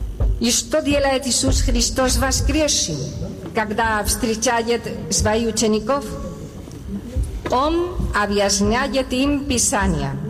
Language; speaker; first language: Russian; non-native, learner; Spanish